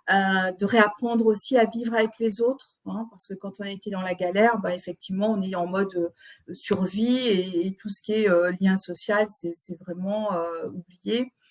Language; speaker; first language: French; native; French